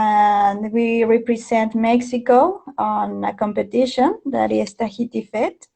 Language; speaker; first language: English; non-native, fluent; Spanish